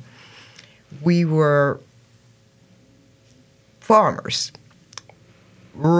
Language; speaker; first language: English; native; English